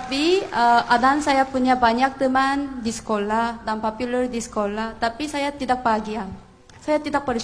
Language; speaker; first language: Indonesian; non-native, fluent; Korean